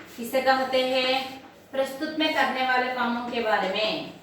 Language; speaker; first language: Hindi; non-native, local second language; Telugu